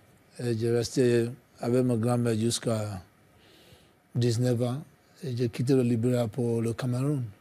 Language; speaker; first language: French; non-native, fluent; English